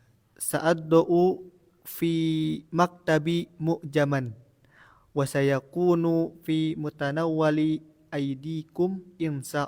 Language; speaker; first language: Arabic; non-native, learner; Indonesian